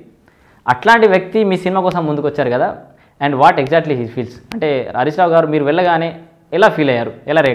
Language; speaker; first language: Telugu; native; Telugu